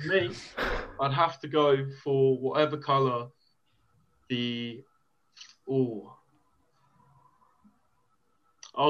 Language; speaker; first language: English; native; English